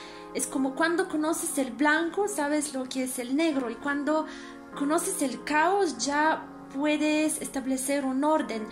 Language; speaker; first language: Spanish; non-native, fluent; Bulgarian